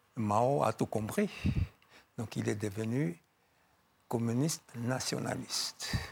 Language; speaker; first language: French; non-native, fluent; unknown